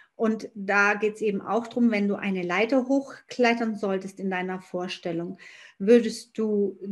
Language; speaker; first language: German; native; German